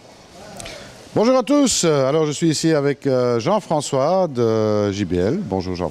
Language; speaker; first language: French; native; French